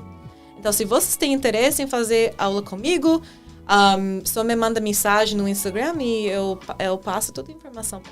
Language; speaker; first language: Portuguese; non-native, fluent; English